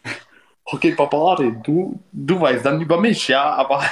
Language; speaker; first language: German; non-native, learner; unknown